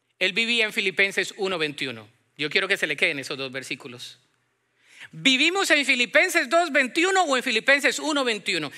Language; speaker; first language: Spanish; native; Spanish